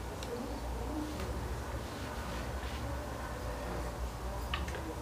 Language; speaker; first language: English; non-native, learner; French